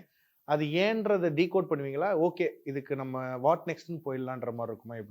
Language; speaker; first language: Tamil; native; Tamil